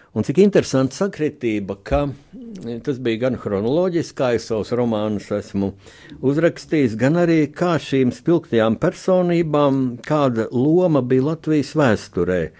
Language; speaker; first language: Latvian; native; Latvian